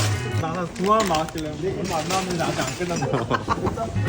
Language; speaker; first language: Korean; native; Korean